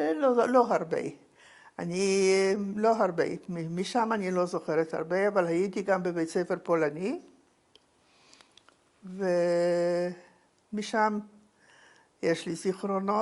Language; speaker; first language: Hebrew; non-native, fluent; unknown